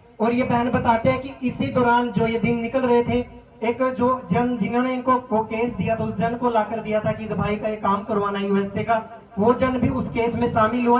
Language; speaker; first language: Hindi; native; Hindi